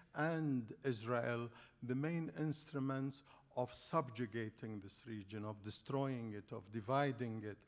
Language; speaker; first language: English; non-native, fluent; Arabic